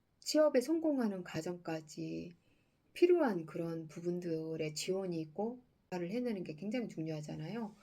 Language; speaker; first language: Korean; native; Korean